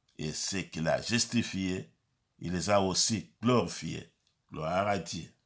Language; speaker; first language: French; non-native, local second language; Lingala